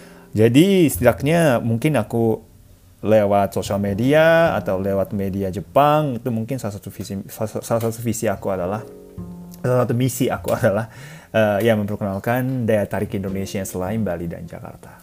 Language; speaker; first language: Indonesian; non-native, fluent; Japanese